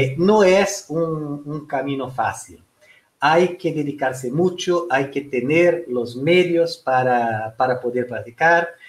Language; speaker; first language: Spanish; non-native, fluent; Portuguese